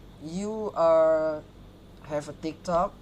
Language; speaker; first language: English; non-native, learner; Hakka Chinese